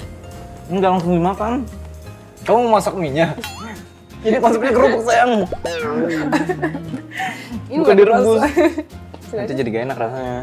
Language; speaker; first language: Indonesian; native; Indonesian